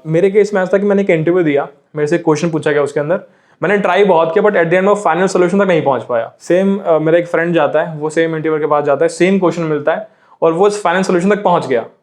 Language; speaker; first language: Hindi; native; Hindi